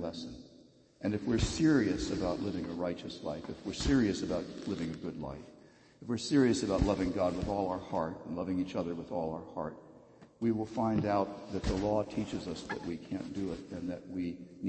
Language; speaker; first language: English; native; English